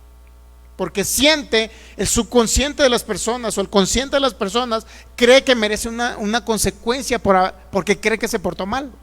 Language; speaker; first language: Spanish; native; Spanish